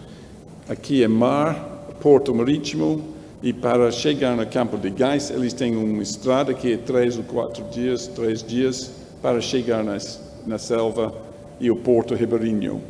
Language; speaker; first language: Portuguese; non-native, learner; English